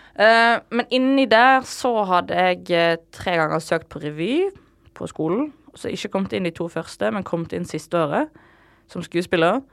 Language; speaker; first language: Norwegian; native; Norwegian